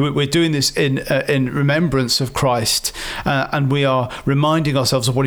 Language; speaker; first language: English; native; English